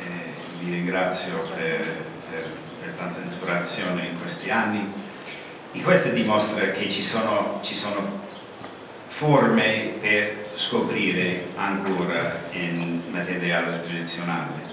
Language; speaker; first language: Italian; non-native, learner; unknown